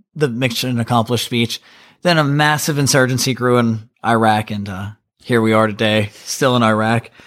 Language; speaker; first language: English; native; English